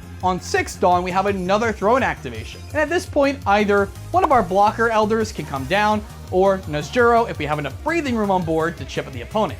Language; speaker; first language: English; native; English